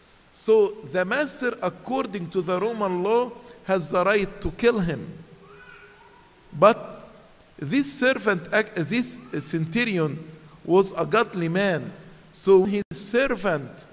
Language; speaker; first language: English; non-native, fluent; Arabic